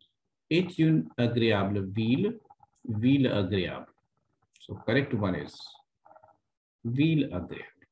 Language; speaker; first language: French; non-native, fluent; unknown